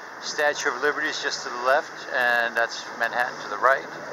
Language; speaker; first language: English; non-native, fluent; Danish